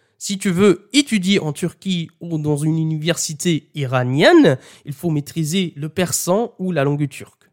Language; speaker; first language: French; non-native, fluent; Arabic